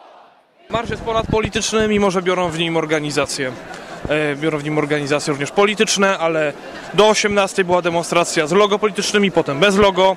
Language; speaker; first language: Polish; native; Polish